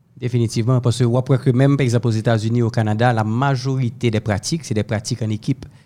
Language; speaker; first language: French; non-native, local second language; Haitian Creole